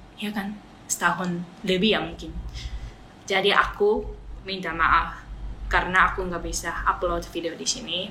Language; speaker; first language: Indonesian; non-native, fluent; Japanese